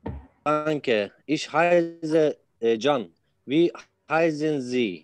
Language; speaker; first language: German; non-native, learner; Turkish